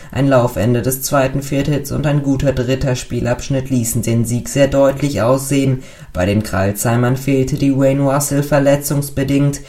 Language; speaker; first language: German; native; German